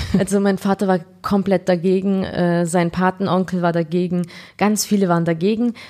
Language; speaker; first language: German; early bilingual, other home language; Turkish